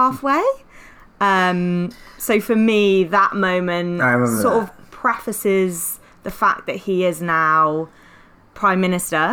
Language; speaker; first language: English; native; English